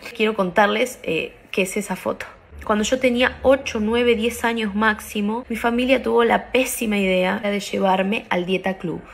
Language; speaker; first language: Spanish; native; Spanish